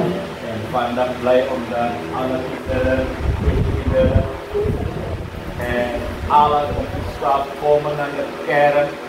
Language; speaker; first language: Dutch; non-native, learner; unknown